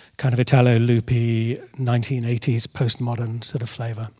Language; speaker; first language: English; native; English